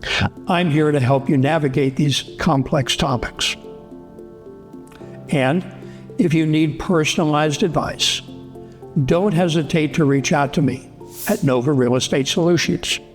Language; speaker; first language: English; native; English